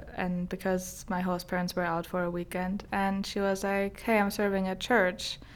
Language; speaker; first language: English; non-native, fluent; German